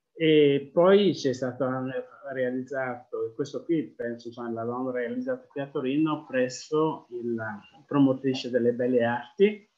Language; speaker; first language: Italian; non-native, fluent; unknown